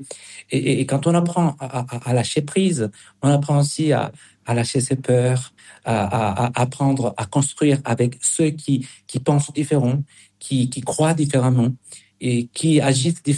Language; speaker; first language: French; non-native, fluent; Spanish